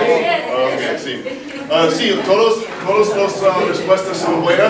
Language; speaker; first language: Spanish; non-native, learner; English